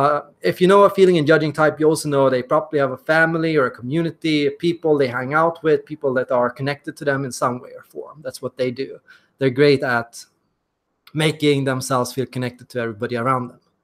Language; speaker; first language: English; non-native, fluent; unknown